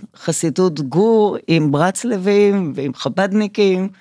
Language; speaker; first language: Hebrew; native; Hebrew